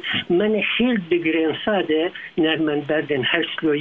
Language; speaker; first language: Swedish; non-native, learner; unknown